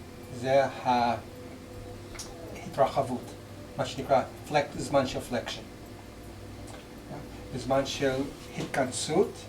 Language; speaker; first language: Hebrew; non-native, fluent; English